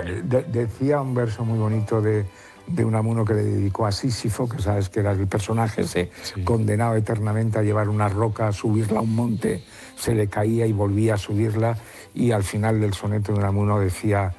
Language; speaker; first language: Spanish; native; Spanish